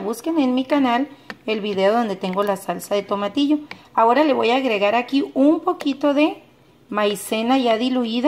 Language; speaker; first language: Spanish; native; Spanish